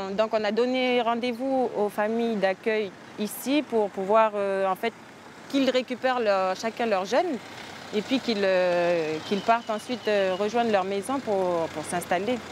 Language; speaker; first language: French; native; French